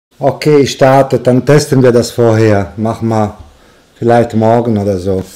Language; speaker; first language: German; non-native, fluent; Italian